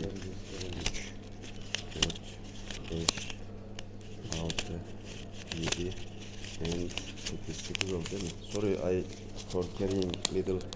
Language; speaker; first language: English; non-native, learner; Turkish